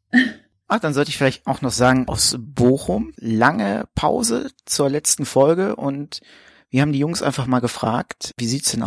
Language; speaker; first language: German; native; German